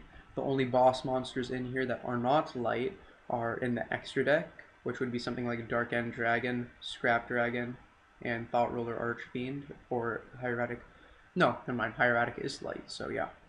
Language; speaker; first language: English; native; English